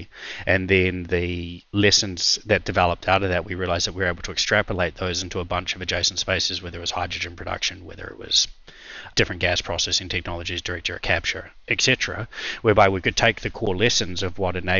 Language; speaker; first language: English; native; English